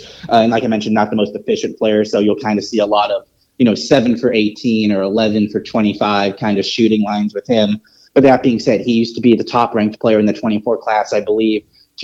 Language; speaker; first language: English; native; English